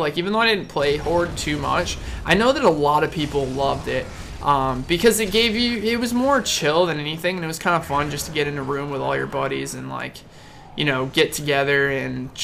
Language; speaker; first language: English; native; English